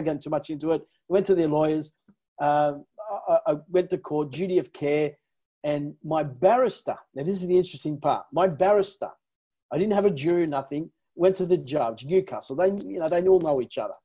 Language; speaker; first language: English; non-native, local second language; Italian